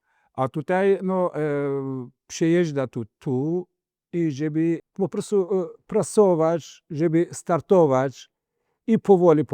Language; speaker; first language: Polish; non-native, fluent; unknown